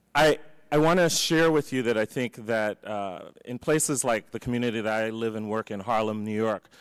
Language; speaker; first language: English; native; English